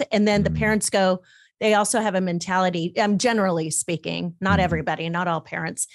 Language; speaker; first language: English; native; English